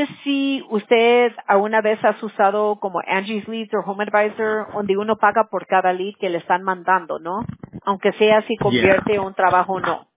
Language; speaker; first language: Spanish; early bilingual, heritage; Spanish